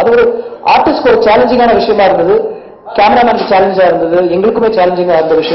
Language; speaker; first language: Tamil; native; Tamil